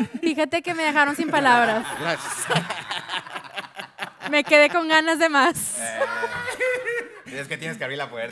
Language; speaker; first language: Spanish; native; Spanish